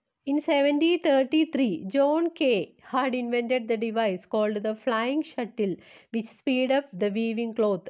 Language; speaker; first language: English; non-native, local second language; Malayalam